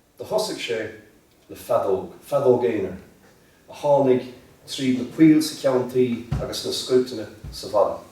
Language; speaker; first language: Irish; native; Irish